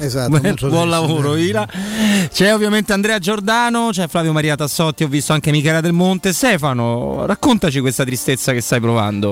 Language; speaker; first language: Italian; native; Italian